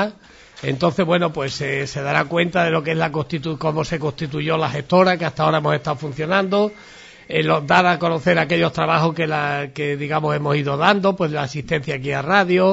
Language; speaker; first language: Spanish; native; Spanish